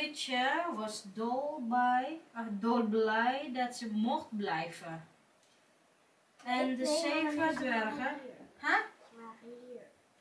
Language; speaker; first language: Dutch; non-native, fluent; Waray